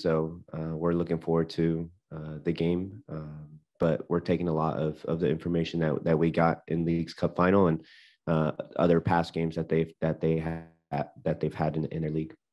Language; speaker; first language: English; early bilingual, other home language; Spanish